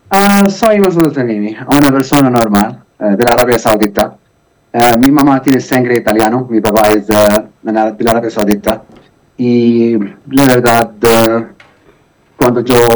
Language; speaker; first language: Spanish; non-native, learner; Arabic